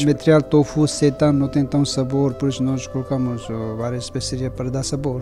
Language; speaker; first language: Portuguese; non-native, learner; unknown